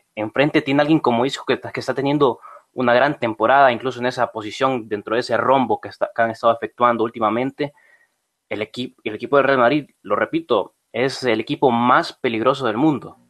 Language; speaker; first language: Spanish; native; Spanish